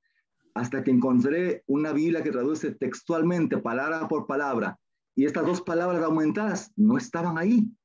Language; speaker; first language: Spanish; native; Spanish